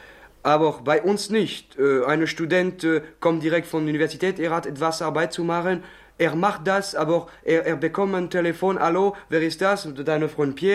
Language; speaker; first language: German; non-native, learner; French